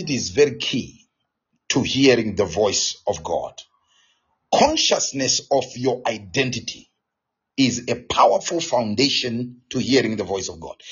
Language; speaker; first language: English; non-native, local second language; Shona